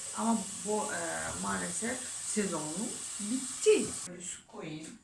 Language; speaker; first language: Turkish; non-native, fluent; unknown